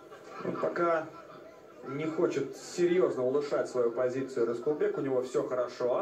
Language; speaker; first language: Russian; native; Russian